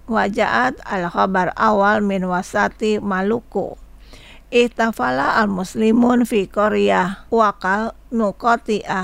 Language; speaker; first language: Arabic; non-native, fluent; Indonesian